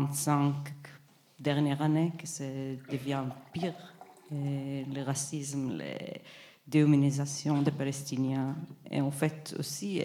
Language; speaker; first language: French; non-native, fluent; Hebrew